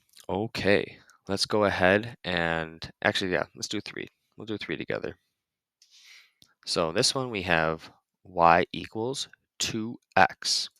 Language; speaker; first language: English; native; English